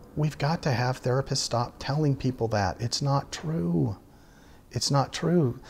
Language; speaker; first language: English; native; English